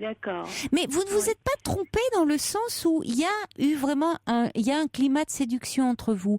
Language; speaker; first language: French; native; French